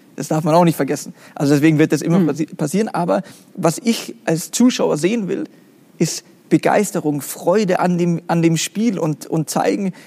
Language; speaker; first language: German; native; German